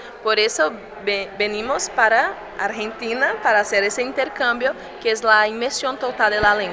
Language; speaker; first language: Spanish; non-native, fluent; Portuguese